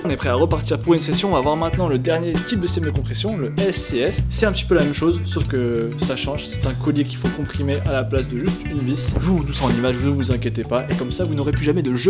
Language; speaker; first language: French; native; French